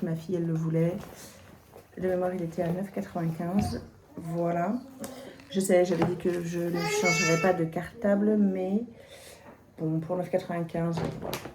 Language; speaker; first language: French; native; French